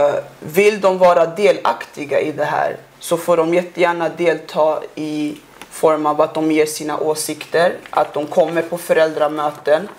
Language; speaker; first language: Swedish; early bilingual, other home language; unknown